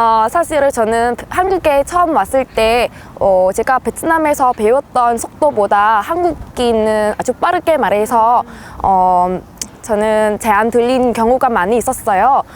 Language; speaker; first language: Korean; non-native, fluent; Vietnamese